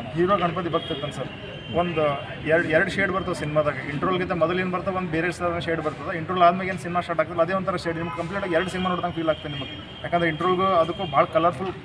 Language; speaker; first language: Kannada; native; Kannada